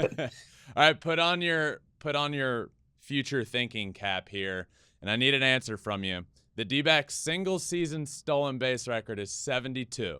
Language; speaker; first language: English; native; English